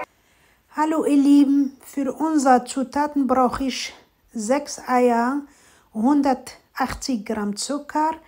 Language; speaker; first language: German; non-native, fluent; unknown